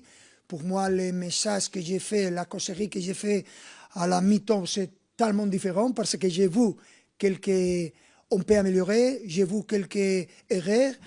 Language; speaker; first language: French; non-native, fluent; Spanish